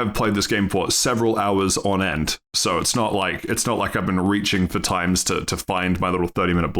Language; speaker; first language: English; native; English